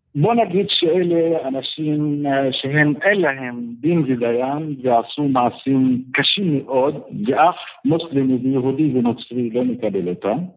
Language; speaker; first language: Hebrew; non-native, fluent; Arabic